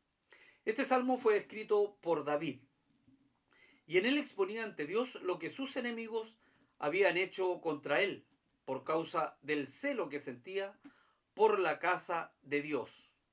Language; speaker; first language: Spanish; native; Spanish